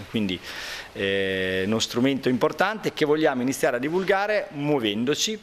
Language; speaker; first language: Italian; native; Italian